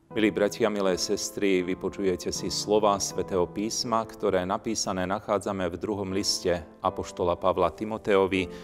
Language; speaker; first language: Slovak; native; Slovak